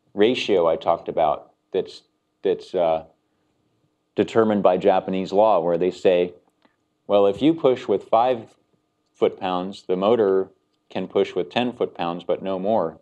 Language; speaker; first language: English; native; English